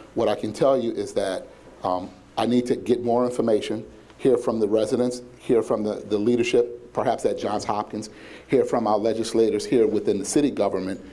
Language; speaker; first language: English; native; English